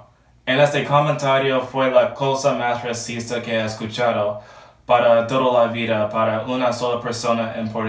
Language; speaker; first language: Spanish; non-native, learner; English